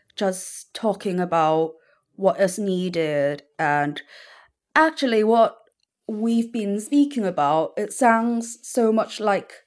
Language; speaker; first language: English; non-native, local second language; Cantonese